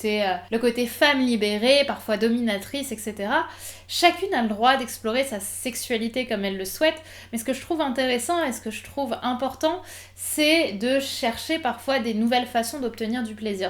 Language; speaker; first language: French; native; French